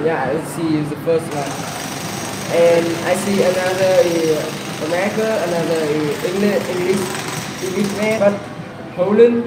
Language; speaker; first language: English; non-native, learner; Vietnamese